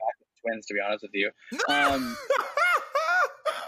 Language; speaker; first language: English; native; English